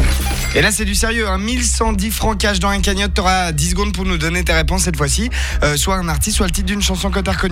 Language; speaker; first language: French; native; French